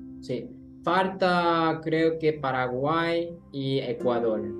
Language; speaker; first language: Spanish; non-native, learner; Japanese